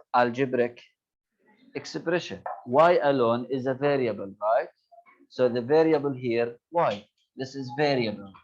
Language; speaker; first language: English; non-native, local second language; Arabic